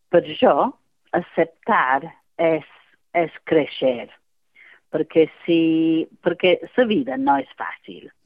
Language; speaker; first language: Catalan; non-native, fluent; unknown